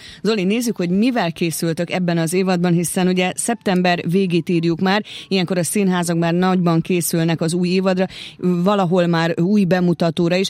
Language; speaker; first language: Hungarian; native; Hungarian